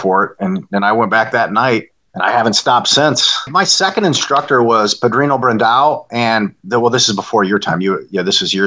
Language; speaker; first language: English; native; English